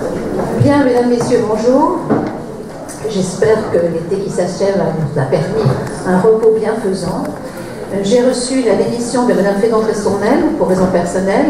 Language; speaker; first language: French; native; French